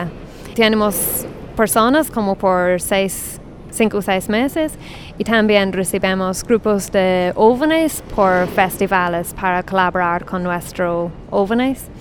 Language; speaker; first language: Spanish; non-native, fluent; English